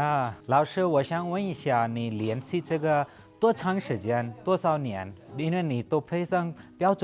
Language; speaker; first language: Chinese; non-native, fluent; Hindi